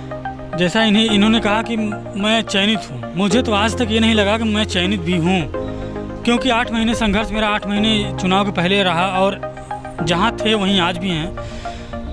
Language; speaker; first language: Hindi; native; Hindi